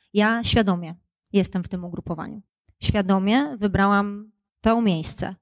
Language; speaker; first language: Polish; native; Polish